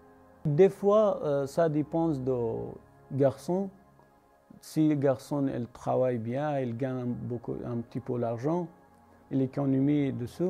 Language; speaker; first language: French; non-native, learner; Persian